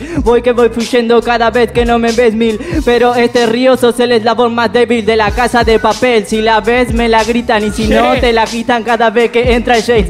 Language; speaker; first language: Spanish; native; Spanish